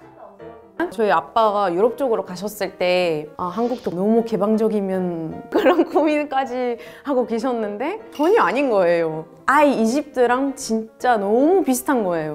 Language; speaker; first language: Korean; non-native, fluent; Arabic